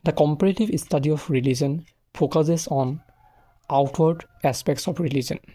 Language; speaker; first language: English; non-native, local second language; Assamese